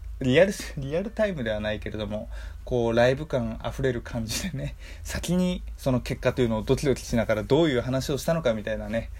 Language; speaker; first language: Japanese; native; Japanese